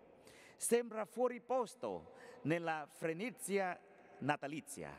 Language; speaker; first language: Italian; native; Italian